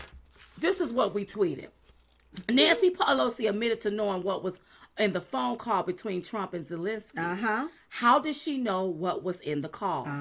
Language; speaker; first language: English; native; English